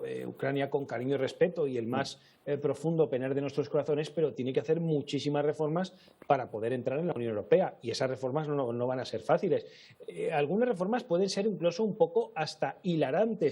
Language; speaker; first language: Spanish; native; Spanish